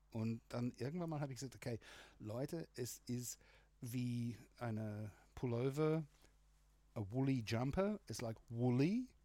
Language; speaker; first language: German; non-native, fluent; English